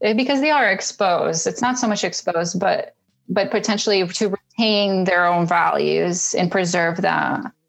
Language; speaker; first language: English; early bilingual, other home language; Russian